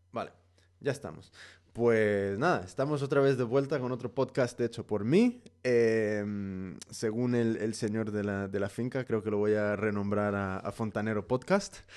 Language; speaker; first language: Spanish; native; Spanish